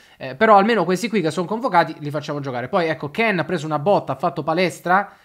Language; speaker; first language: Italian; native; Italian